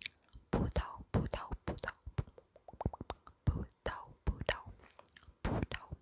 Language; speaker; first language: Chinese; non-native, local second language; English